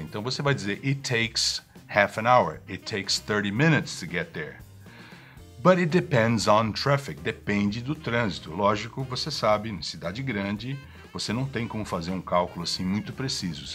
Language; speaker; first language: Portuguese; native; Portuguese